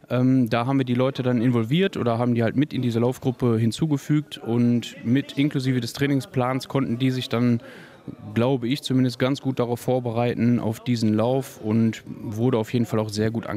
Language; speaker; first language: German; native; German